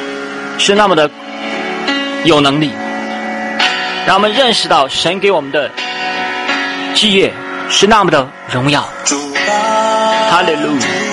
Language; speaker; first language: Chinese; native; Chinese